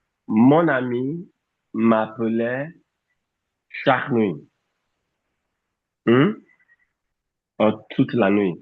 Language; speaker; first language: French; non-native, fluent; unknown